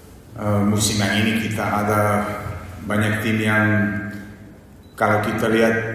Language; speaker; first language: Indonesian; non-native, fluent; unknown